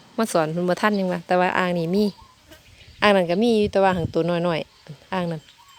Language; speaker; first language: Thai; native; Thai